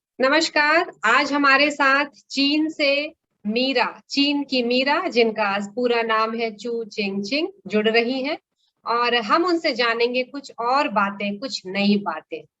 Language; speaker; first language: Hindi; native; Hindi